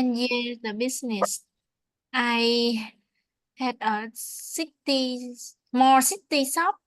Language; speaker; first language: English; non-native, learner; Vietnamese